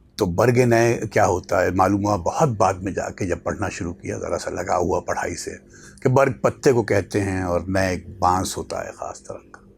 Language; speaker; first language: Urdu; native; Urdu